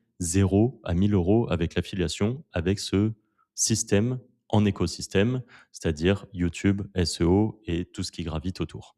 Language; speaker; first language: French; native; French